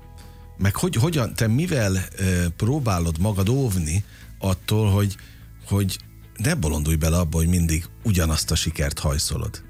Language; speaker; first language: Hungarian; native; Hungarian